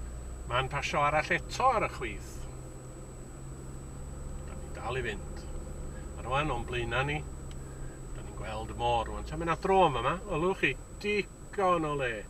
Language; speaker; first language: Welsh; native; Welsh